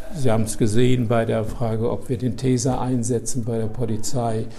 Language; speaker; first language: German; native; German